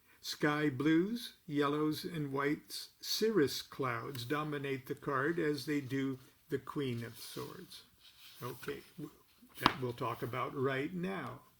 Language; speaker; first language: English; native; English